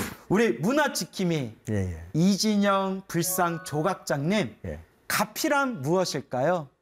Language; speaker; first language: Korean; native; Korean